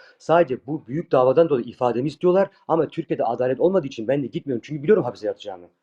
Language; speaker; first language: Turkish; early bilingual, heritage; Turkish